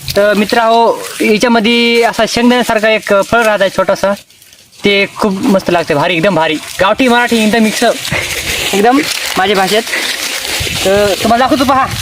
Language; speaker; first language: Marathi; native; Marathi